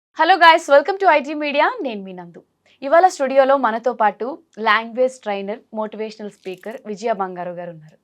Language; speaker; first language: Telugu; native; Telugu